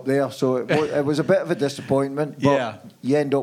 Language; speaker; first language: English; native; English